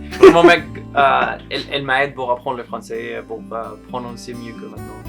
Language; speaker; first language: French; non-native, learner; Arabic